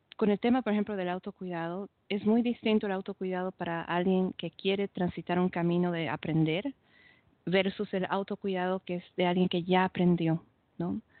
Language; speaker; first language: Spanish; native; Spanish